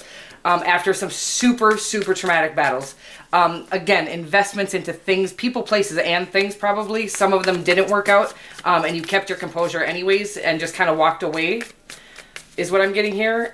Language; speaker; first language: English; native; English